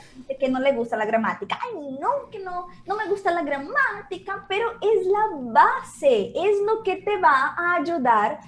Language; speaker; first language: Spanish; non-native, fluent; Portuguese